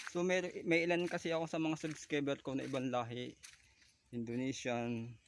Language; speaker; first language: Filipino; native; Filipino